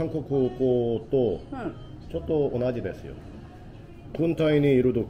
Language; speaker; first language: Japanese; non-native, learner; Korean